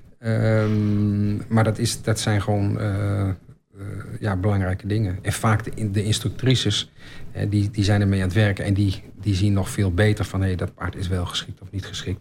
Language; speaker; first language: Dutch; native; Dutch